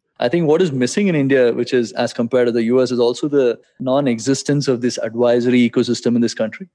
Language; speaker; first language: English; non-native, local second language; Hindi